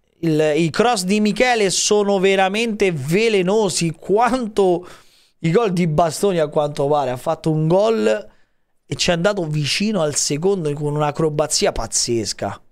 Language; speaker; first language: Italian; native; Italian